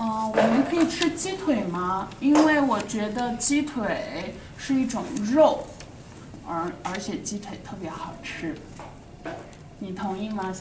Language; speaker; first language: Chinese; non-native, learner; English